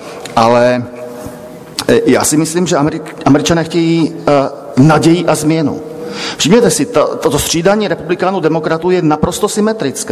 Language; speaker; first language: Czech; native; Czech